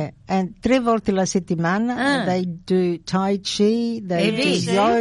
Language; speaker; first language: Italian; early bilingual, heritage; Italian